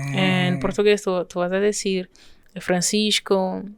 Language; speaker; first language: Spanish; non-native, fluent; French